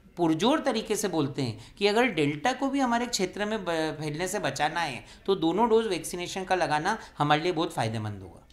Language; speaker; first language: Hindi; native; Hindi